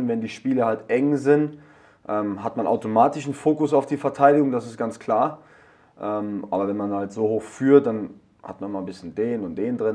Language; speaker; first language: German; native; German